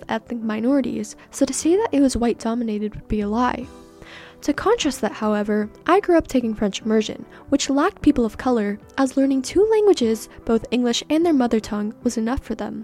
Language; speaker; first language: English; early bilingual, other home language; Persian